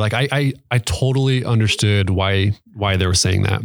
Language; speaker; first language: English; native; English